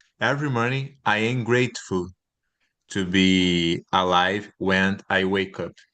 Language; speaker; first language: English; non-native, learner; Portuguese